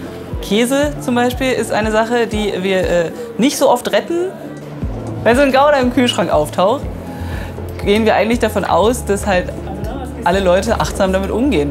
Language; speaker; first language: German; native; German